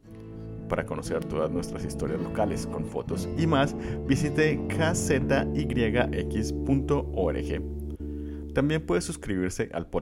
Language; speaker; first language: Spanish; native; Spanish